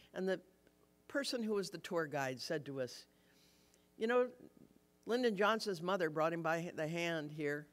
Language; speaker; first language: English; native; English